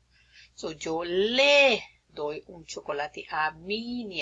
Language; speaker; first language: Spanish; non-native, fluent; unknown